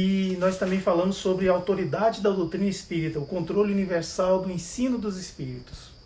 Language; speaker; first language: Portuguese; native; Portuguese